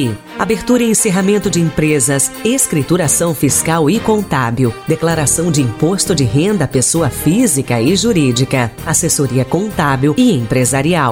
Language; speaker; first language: Portuguese; native; Portuguese